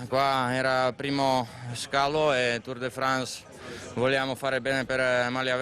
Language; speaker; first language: Italian; non-native, fluent; Slovak